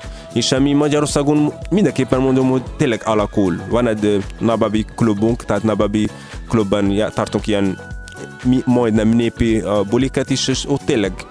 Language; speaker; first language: Hungarian; non-native, fluent; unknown